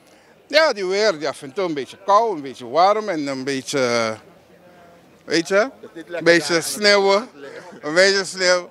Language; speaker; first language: Dutch; non-native, local second language; Papiamento